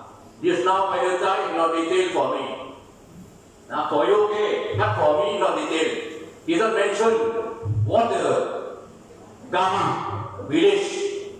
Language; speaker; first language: English; non-native, learner; Thai